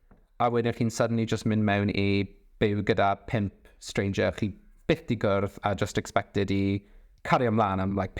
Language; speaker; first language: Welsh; non-native, local second language; English